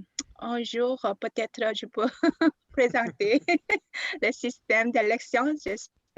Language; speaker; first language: French; non-native, fluent; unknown